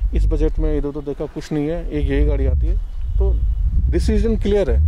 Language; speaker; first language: Hindi; native; Hindi